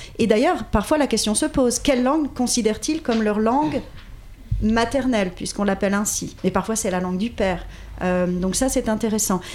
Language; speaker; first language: French; native; French